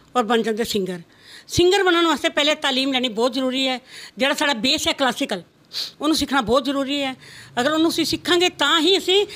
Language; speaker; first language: Punjabi; non-native, local second language; Rajasthani